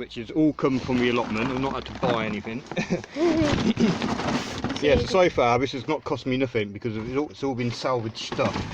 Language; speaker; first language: English; native; English